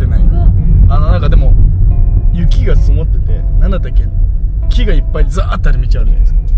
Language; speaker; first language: Japanese; native; Japanese